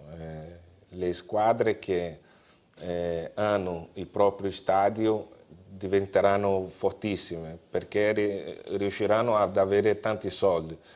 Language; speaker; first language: Italian; non-native, fluent; Portuguese